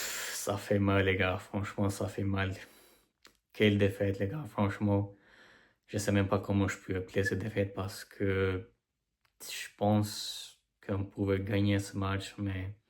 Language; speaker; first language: French; non-native, fluent; Albanian